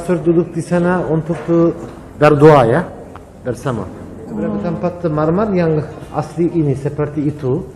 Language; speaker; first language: Indonesian; non-native, learner; Turkish